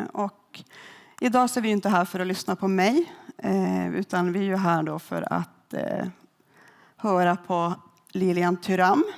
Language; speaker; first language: Swedish; native; Swedish